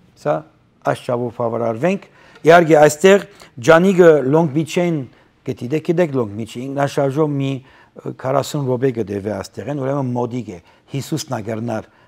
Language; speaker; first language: Armenian; early bilingual, heritage; Armenian